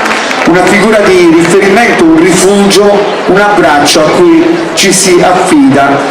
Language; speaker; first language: Italian; native; Italian